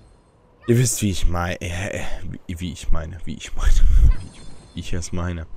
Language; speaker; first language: German; native; German